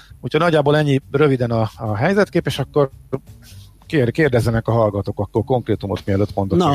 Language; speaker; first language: Hungarian; native; Hungarian